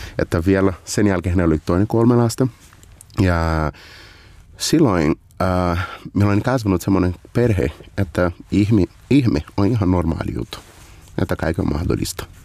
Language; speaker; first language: Finnish; non-native, learner; Portuguese